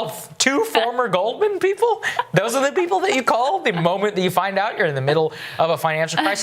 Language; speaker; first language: English; native; English